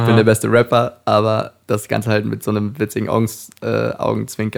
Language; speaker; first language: German; native; German